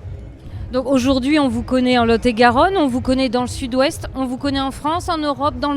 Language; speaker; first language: French; native; French